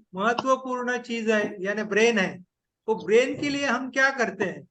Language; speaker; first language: Hindi; non-native, local second language; Marathi